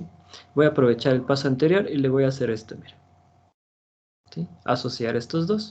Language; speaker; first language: Spanish; native; Spanish